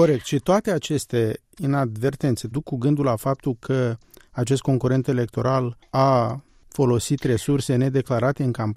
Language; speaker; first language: Romanian; native; Romanian